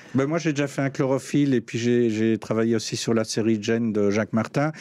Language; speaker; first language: French; native; French